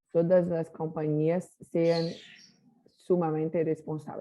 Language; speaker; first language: Spanish; non-native, learner; Portuguese